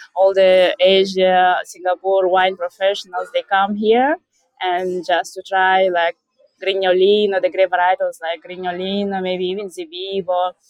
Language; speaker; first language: English; non-native, fluent; Russian